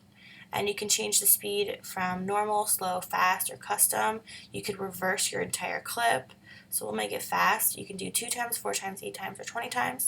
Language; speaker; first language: English; native; English